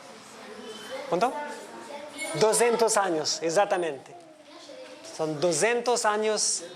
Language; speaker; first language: Spanish; non-native, learner; French